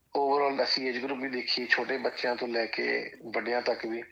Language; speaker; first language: Punjabi; native; Punjabi